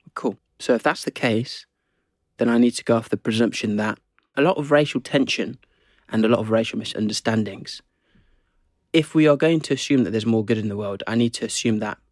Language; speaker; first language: English; native; English